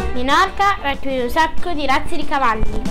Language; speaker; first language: Italian; native; Italian